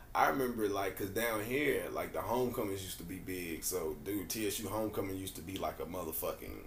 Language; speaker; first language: English; native; English